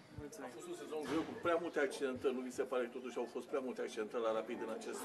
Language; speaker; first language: Romanian; native; Romanian